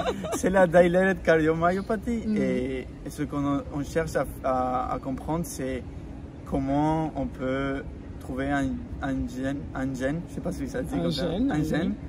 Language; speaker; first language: French; non-native, fluent; Spanish